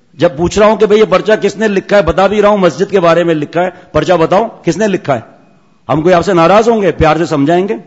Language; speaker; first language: Urdu; non-native, local second language; Memoni